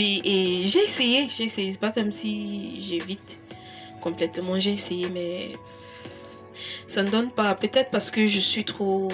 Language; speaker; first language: French; non-native, local second language; English